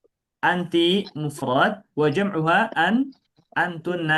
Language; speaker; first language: Arabic; non-native, fluent; Indonesian